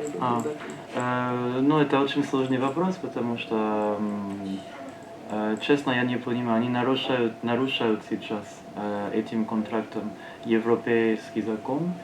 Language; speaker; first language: Russian; non-native, learner; French